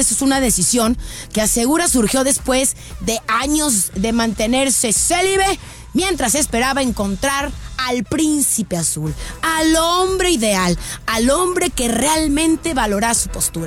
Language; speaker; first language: Spanish; native; Spanish